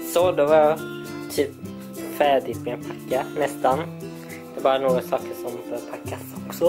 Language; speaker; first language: Swedish; non-native, fluent; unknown